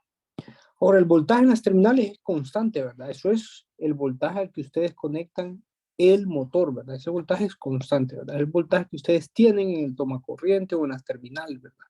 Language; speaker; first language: Spanish; native; Spanish